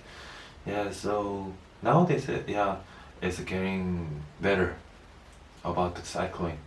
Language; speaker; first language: English; non-native, learner; Korean